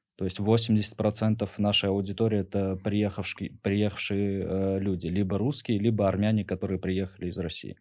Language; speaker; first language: Russian; native; Russian